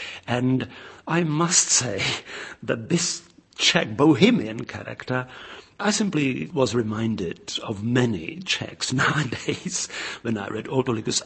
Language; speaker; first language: English; non-native, fluent; Czech